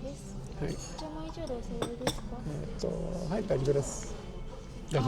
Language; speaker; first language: Japanese; non-native, learner; English